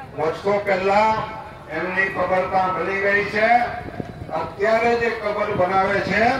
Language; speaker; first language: Gujarati; non-native, local second language; Vasavi